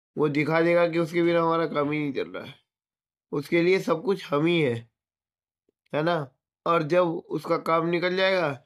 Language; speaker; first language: Hindi; native; Hindi